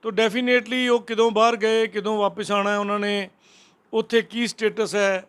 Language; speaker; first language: Hindi; non-native, local second language; Punjabi